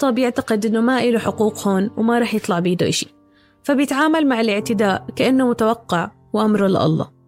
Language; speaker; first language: Arabic; native; Arabic